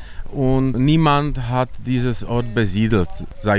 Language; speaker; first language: German; non-native, learner; Czech